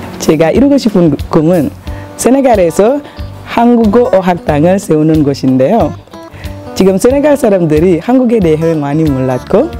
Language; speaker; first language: Korean; non-native, fluent; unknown